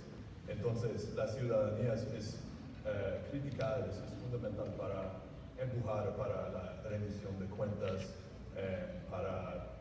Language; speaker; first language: Spanish; non-native, fluent; English